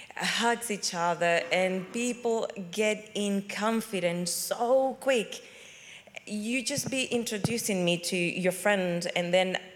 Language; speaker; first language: English; non-native, fluent; Spanish